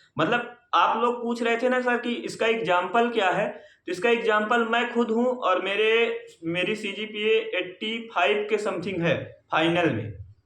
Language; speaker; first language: Hindi; native; Hindi